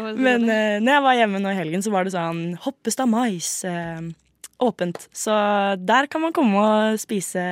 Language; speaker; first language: Norwegian; native; Norwegian